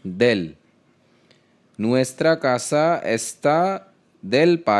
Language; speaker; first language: Spanish; non-native, learner; Hindi